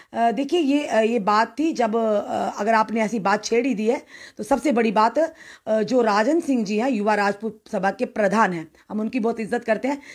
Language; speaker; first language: Hindi; native; Hindi